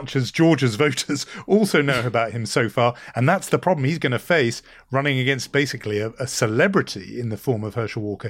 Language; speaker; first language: English; native; English